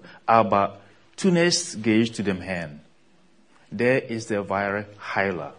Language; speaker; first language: German; non-native, fluent; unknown